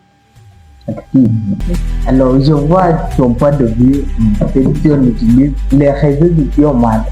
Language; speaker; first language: French; non-native, learner; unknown